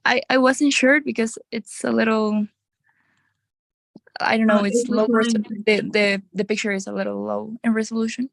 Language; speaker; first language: English; non-native, learner; Spanish